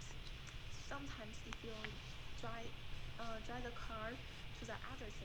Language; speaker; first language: English; non-native, learner; Chinese